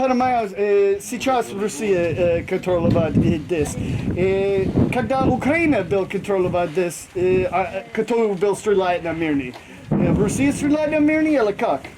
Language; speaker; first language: Russian; non-native, learner; English